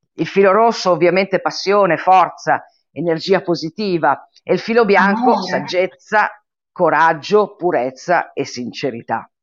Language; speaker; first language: Italian; native; Italian